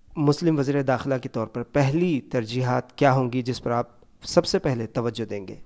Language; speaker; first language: Urdu; native; Urdu